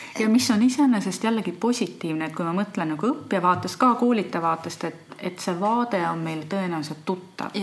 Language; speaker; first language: Estonian; native; Estonian